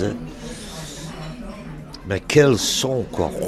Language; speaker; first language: French; non-native, local second language; Dutch